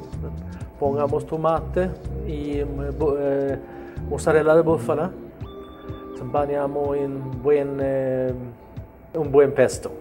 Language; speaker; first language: Spanish; non-native, learner; Swedish